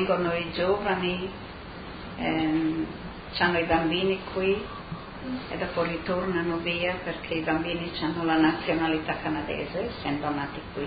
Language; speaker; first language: Italian; non-native, local second language; Friulian